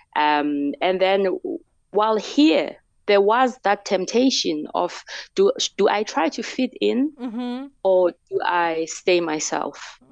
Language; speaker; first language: English; non-native, local second language; Xhosa